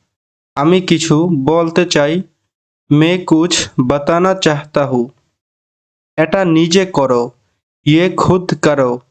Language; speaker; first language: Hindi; non-native, learner; Bangla